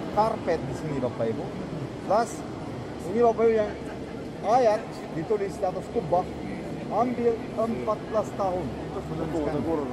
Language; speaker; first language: Indonesian; non-native, fluent; Turkish